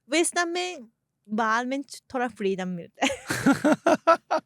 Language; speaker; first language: Hindi; non-native, fluent; Japanese